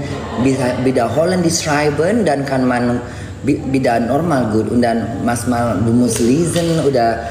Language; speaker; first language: German; non-native, learner; Indonesian